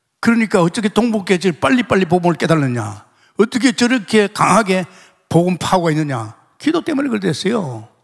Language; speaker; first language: Korean; native; Korean